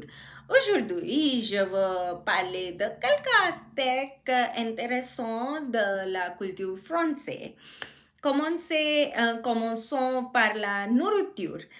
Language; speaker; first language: French; non-native, learner; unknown